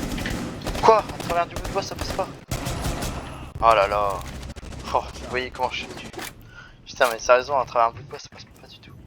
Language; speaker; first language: French; native; French